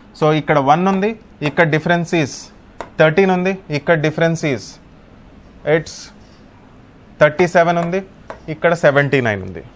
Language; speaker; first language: English; non-native, local second language; Telugu